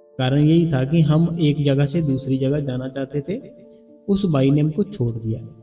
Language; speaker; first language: Hindi; non-native, local second language; Punjabi